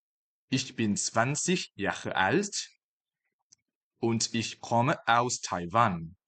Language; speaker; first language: German; non-native, fluent; Chinese